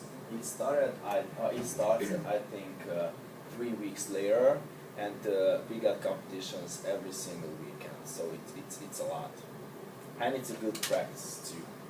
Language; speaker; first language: English; non-native, learner; Hungarian